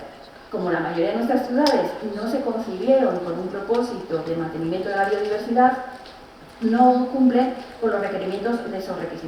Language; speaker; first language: Spanish; native; Spanish